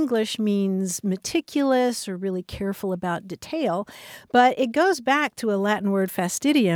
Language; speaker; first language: English; native; English